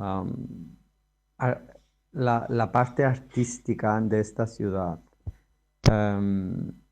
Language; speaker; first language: Spanish; non-native, fluent; Greek